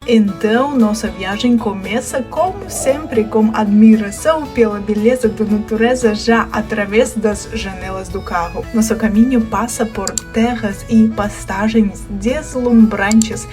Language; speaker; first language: Portuguese; non-native, fluent; Russian